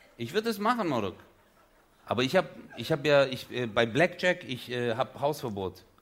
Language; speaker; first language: German; early bilingual, other home language; Turkish